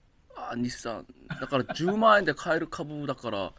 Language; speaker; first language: Japanese; native; Japanese